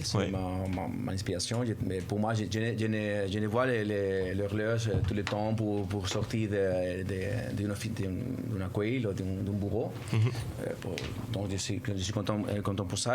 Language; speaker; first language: French; non-native, fluent; Spanish